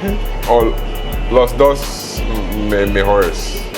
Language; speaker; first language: Spanish; non-native, learner; French